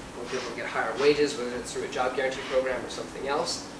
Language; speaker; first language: English; native; English